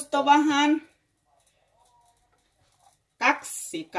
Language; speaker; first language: Finnish; non-native, learner; Thai